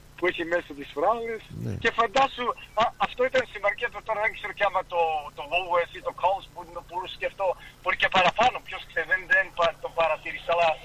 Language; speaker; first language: Greek; early bilingual, heritage; Greek